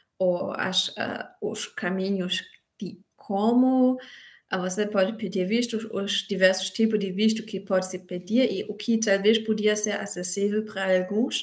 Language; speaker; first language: Portuguese; non-native, fluent; German